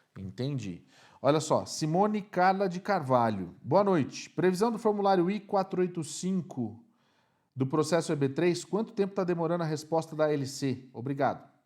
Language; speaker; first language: Portuguese; native; Portuguese